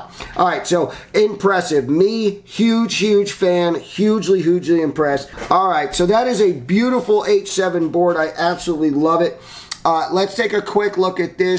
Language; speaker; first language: English; native; English